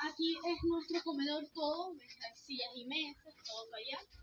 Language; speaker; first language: Spanish; early bilingual, heritage; Spanish